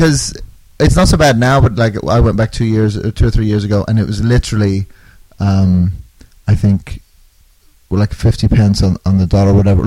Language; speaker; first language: English; native; English